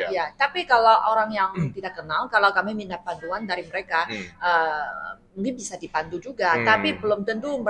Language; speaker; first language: Indonesian; non-native, fluent; Chinese